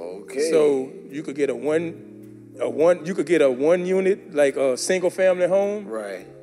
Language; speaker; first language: English; native; English